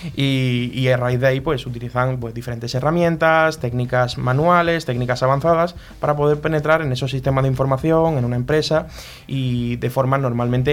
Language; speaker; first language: Spanish; native; Spanish